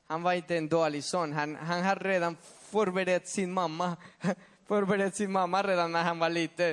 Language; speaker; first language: Swedish; non-native, fluent; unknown